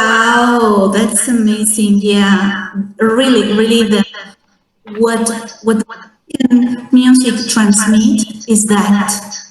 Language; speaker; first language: English; non-native, fluent; Spanish